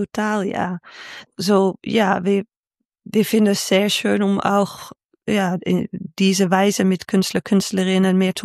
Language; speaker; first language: German; non-native, fluent; Dutch